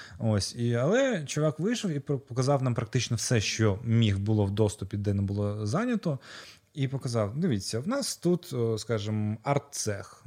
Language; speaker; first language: Ukrainian; non-native, local second language; Russian